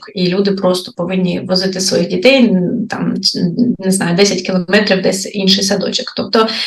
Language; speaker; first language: Ukrainian; native; Ukrainian